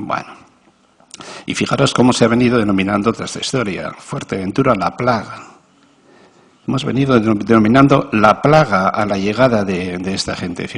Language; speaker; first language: Spanish; native; Spanish